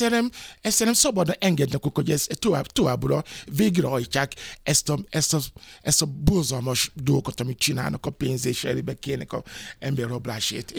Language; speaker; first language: Hungarian; non-native, fluent; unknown